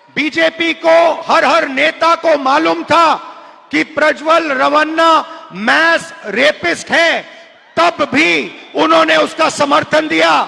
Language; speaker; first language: Hindi; native; Hindi